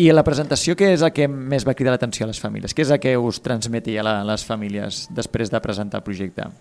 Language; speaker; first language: Catalan; native; Catalan